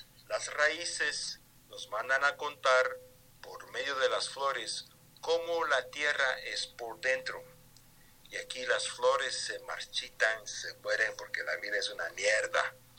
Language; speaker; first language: Spanish; early bilingual, heritage; Spanish